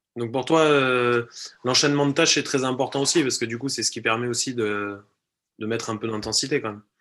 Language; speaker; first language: French; native; French